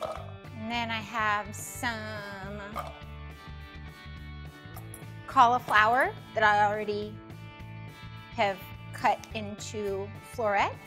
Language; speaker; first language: English; native; English